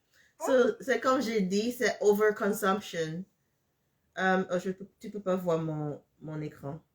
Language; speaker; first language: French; non-native, fluent; English